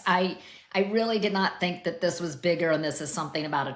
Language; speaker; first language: English; native; English